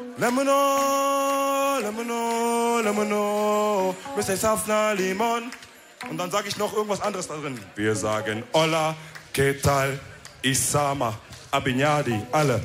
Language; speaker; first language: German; early bilingual, other home language; Wolof